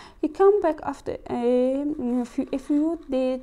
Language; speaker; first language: English; non-native, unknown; Azerbaijani